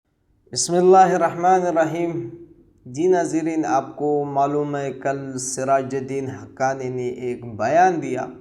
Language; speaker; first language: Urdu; non-native, learner; Pashto